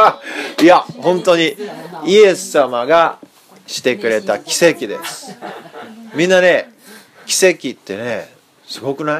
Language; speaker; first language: Japanese; native; Japanese